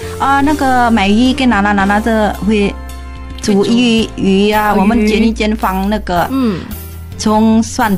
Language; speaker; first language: Chinese; non-native, learner; Indonesian